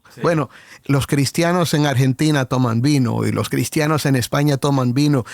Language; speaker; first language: Spanish; native; Spanish